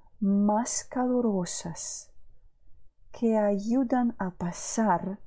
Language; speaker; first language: Spanish; non-native, fluent; Ukrainian